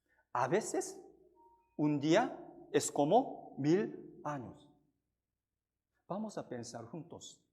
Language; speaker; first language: Spanish; non-native, fluent; Korean